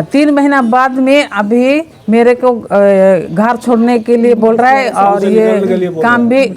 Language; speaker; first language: Hindi; non-native, local second language; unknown